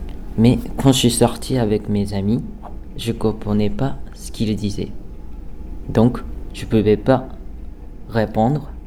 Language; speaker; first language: French; non-native, learner; Japanese